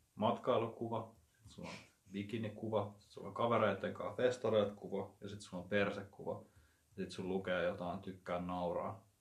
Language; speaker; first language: Finnish; native; Finnish